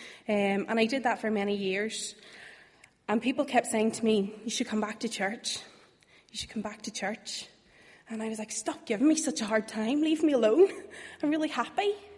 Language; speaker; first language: English; native; English